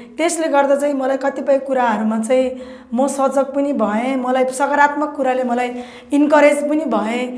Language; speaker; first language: Nepali; non-native, local second language; Eastern Tamang